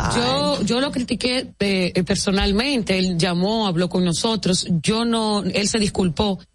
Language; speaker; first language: Spanish; native; Spanish